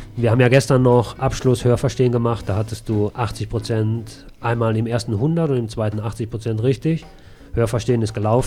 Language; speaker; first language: German; native; German